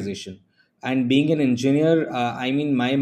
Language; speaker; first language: English; non-native, local second language; Hindi